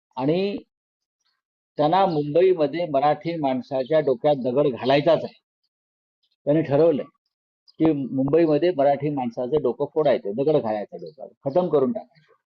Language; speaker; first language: Marathi; native; Marathi